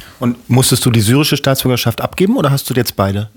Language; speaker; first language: German; native; German